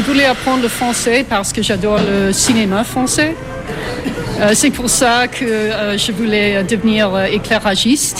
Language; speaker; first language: French; non-native, fluent; English